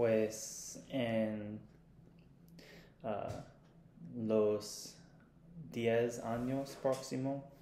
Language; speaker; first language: Spanish; non-native, learner; English